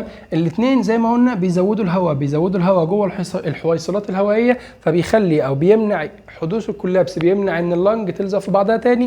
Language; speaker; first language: Arabic; native; Arabic